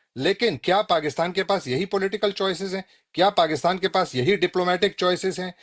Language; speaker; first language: Urdu; non-native, local second language; Pashto